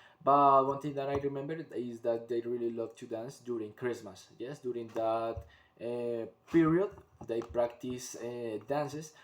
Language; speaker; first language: English; non-native, learner; Spanish